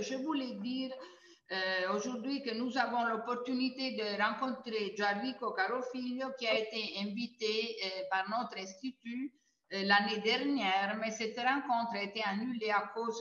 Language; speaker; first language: French; non-native, fluent; Italian